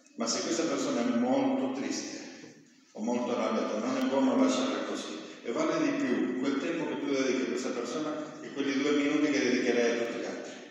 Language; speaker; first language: Italian; non-native, fluent; Spanish